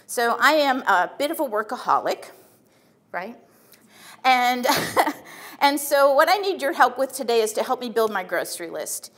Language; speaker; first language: English; native; English